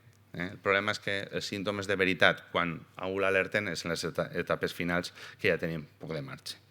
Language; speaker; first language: Catalan; native; Catalan